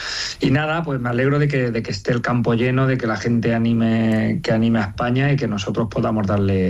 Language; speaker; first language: Spanish; native; Spanish